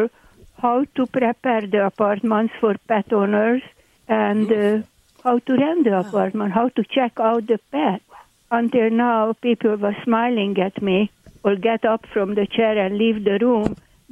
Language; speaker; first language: English; non-native, fluent; Hungarian